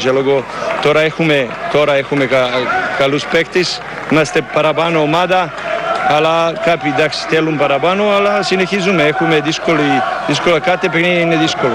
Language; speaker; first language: Greek; non-native, learner; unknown